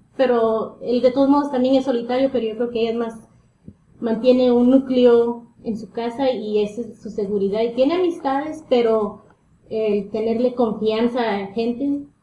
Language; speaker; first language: Spanish; early bilingual, heritage; Spanish